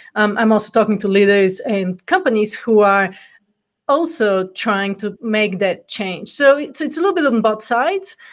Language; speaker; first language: English; non-native, fluent; Bulgarian